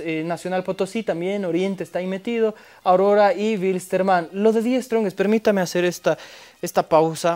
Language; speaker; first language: Spanish; native; Spanish